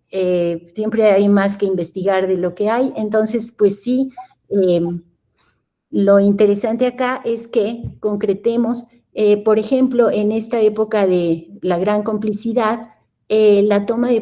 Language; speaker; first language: Spanish; native; Spanish